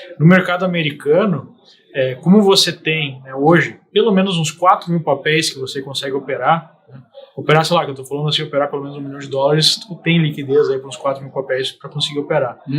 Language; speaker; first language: Portuguese; native; Portuguese